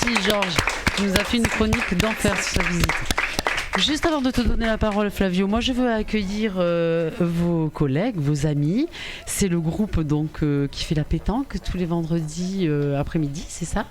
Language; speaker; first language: French; native; French